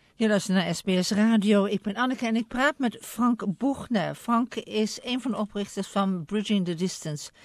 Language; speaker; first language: Dutch; native; Dutch